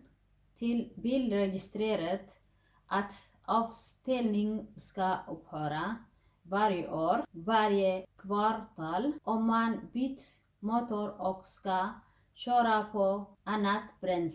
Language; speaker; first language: Swedish; non-native, fluent; Tigrinya